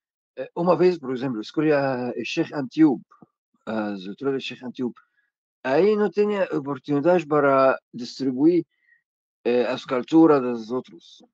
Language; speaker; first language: Portuguese; non-native, learner; Arabic